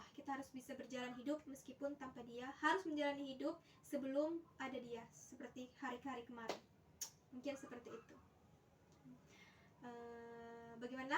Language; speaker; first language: Indonesian; native; Indonesian